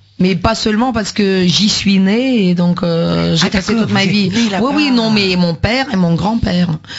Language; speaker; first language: French; non-native, fluent; Russian